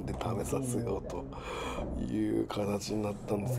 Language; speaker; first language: Japanese; native; Japanese